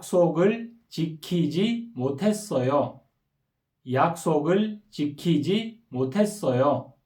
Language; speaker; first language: Korean; non-native, fluent; Kyrgyz